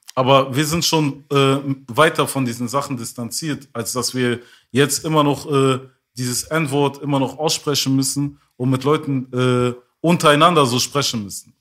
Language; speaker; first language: German; early bilingual, other home language; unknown